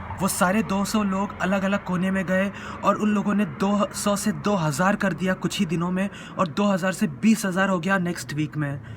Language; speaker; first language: Hindi; native; Hindi